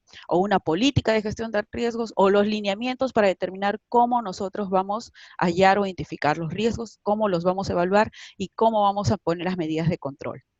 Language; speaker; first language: Spanish; native; Spanish